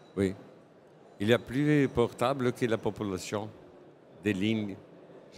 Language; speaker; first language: French; non-native, fluent; Portuguese